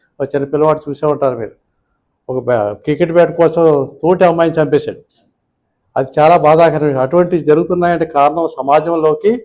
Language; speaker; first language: Telugu; native; Telugu